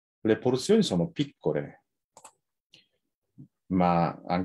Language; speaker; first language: Italian; non-native, fluent; Japanese